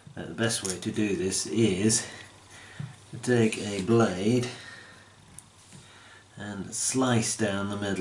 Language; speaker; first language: English; native; English